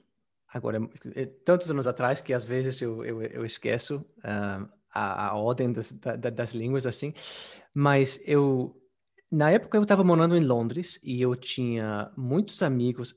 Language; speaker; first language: Portuguese; non-native, fluent; English